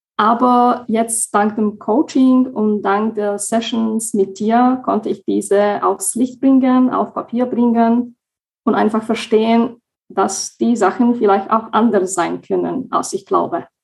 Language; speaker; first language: German; non-native, fluent; Slovak